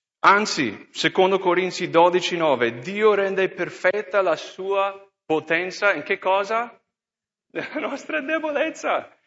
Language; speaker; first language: Italian; non-native, fluent; English